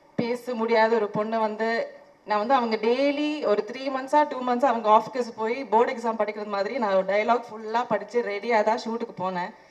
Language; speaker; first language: Tamil; non-native, fluent; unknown